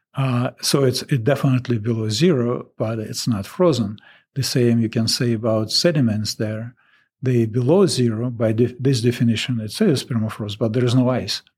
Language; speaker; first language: English; non-native, fluent; Russian